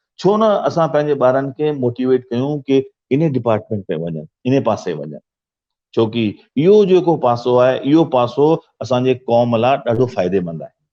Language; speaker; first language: Sindhi; early bilingual, heritage; Sindhi